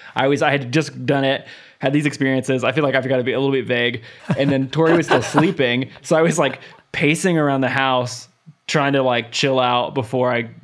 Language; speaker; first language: English; native; English